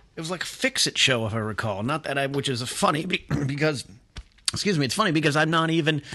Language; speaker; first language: English; native; English